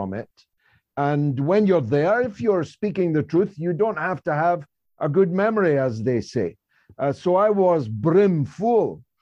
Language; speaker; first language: English; native; English